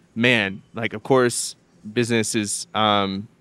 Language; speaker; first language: English; native; English